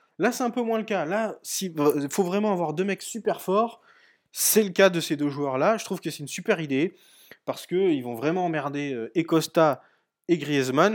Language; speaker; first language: French; native; French